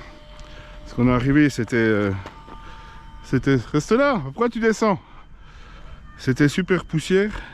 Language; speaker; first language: French; native; French